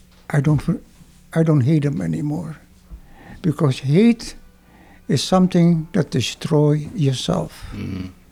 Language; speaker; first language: English; non-native, fluent; Dutch